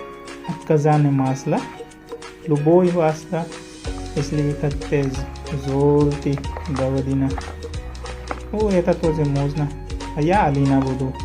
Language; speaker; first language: Russian; non-native, learner; Hindi